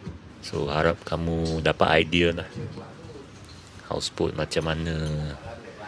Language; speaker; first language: Malay; native; Malay